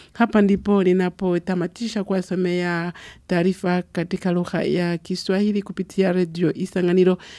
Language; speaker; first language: Swahili; non-native, local second language; Rundi